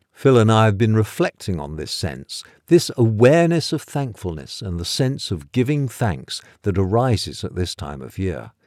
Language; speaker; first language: English; native; English